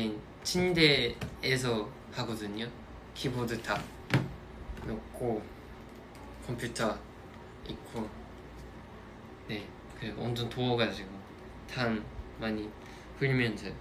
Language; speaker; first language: Korean; non-native, fluent; Japanese